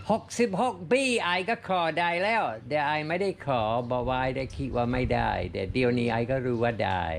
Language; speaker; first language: Thai; non-native, learner; English